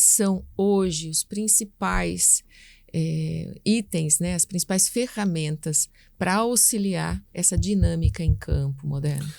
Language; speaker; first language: Portuguese; native; Portuguese